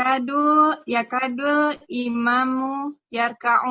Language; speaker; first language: Arabic; non-native, learner; Indonesian